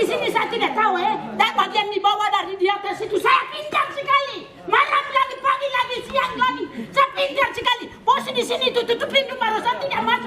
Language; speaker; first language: Indonesian; non-native, local second language; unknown